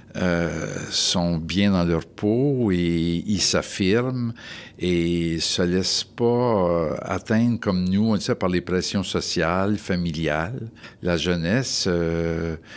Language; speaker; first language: French; native; French